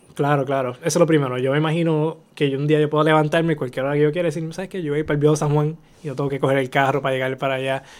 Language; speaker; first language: Spanish; native; Spanish